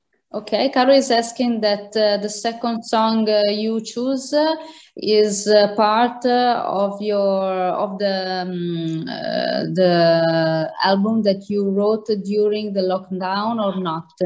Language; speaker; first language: English; non-native, fluent; Italian